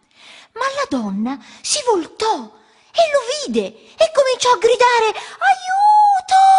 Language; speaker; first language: Italian; native; Italian